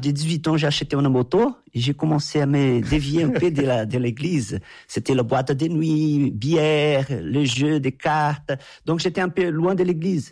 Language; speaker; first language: French; non-native, fluent; Portuguese